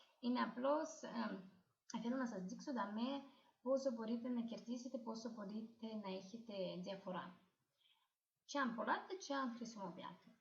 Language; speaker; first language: Greek; non-native, learner; Russian